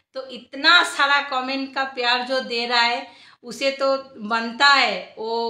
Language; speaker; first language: Hindi; non-native, local second language; Bangla